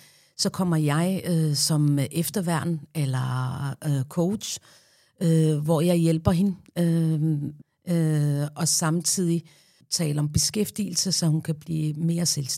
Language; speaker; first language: Danish; non-native, fluent; Arabic